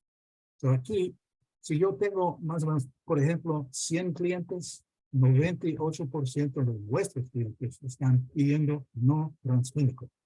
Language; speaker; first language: Spanish; non-native, fluent; English